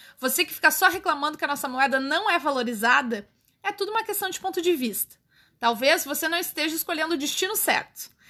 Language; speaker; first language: Portuguese; native; Portuguese